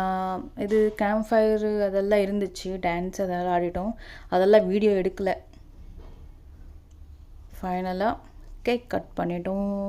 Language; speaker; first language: Tamil; non-native, local second language; Telugu